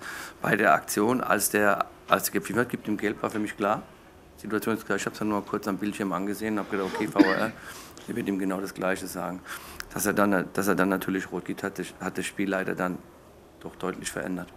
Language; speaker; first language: German; native; German